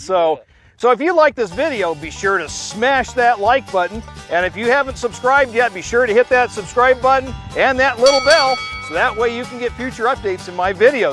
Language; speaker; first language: English; native; English